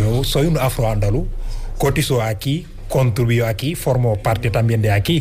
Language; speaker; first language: Spanish; non-native, fluent; Wolof